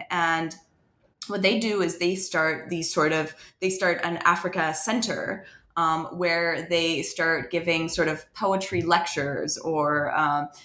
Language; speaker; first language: English; non-native, fluent; French